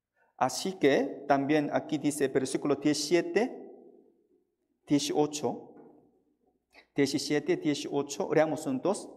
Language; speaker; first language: Spanish; non-native, fluent; Korean